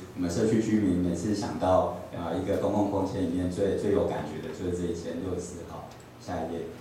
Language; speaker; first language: Chinese; native; Chinese